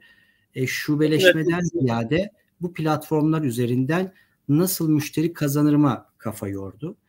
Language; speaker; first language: Turkish; native; Turkish